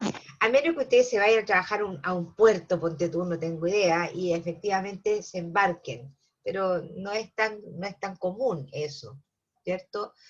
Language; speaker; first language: Spanish; native; Spanish